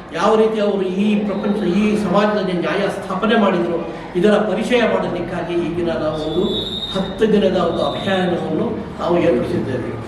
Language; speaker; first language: Kannada; native; Kannada